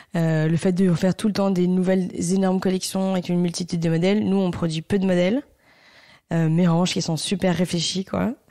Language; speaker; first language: French; native; French